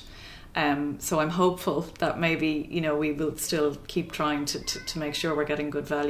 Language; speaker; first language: English; native; English